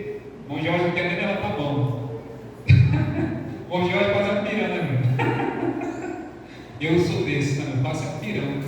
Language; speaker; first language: Portuguese; native; Portuguese